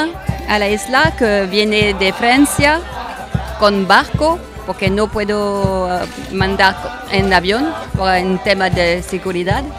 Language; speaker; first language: Spanish; non-native, learner; French